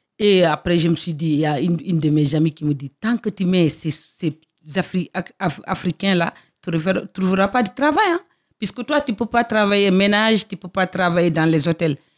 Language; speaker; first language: French; non-native, local second language; Fula